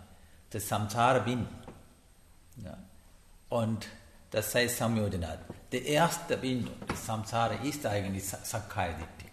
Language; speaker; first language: German; non-native, learner; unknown